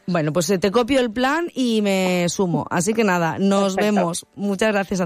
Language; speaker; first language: Spanish; native; Spanish